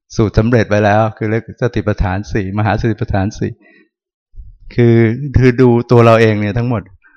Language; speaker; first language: Thai; native; Thai